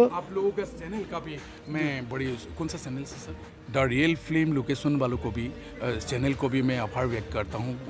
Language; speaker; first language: Hindi; non-native, local second language; Assamese